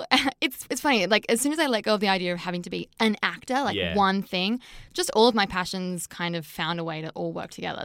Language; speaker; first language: English; native; English